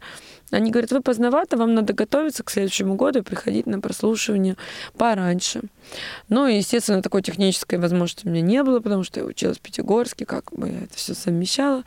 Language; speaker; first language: Russian; native; Russian